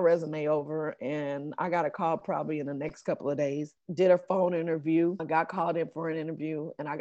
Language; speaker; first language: English; native; English